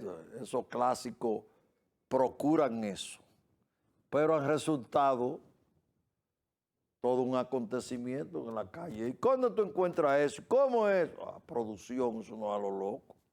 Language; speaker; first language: Spanish; native; Spanish